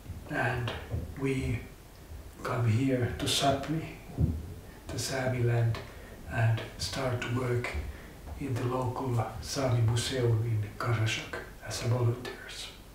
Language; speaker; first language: English; non-native, fluent; Finnish